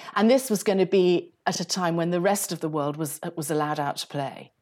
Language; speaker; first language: English; native; English